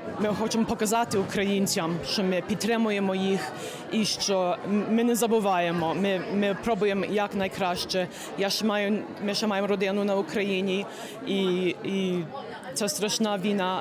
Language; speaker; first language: Ukrainian; early bilingual, heritage; English